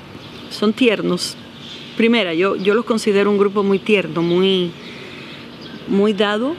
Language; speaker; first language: Spanish; native; Spanish